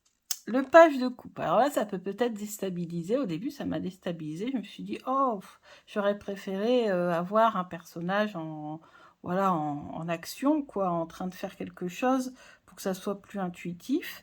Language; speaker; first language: French; native; French